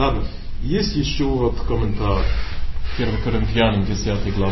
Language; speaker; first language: Russian; non-native, learner; English